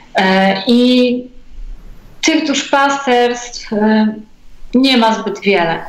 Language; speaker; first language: Polish; native; Polish